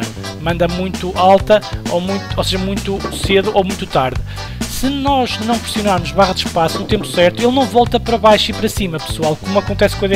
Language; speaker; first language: Portuguese; native; Portuguese